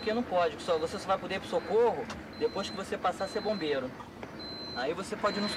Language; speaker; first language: Portuguese; native; Portuguese